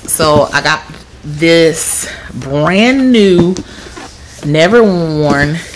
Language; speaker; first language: English; native; English